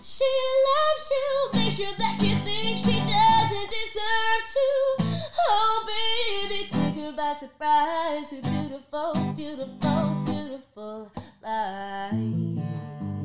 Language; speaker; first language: English; native; English